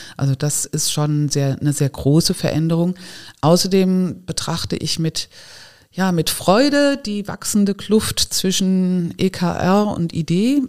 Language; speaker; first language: German; native; German